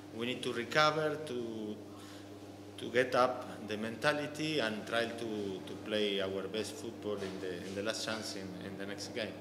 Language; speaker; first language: English; non-native, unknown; Arabic